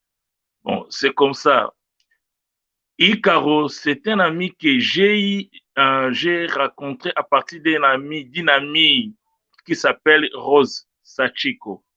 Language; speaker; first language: French; non-native, local second language; Luba-Lulua